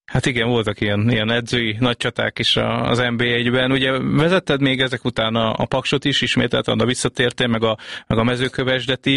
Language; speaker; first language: Hungarian; native; Hungarian